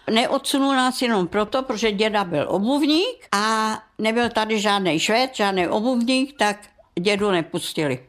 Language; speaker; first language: Czech; non-native, local second language; German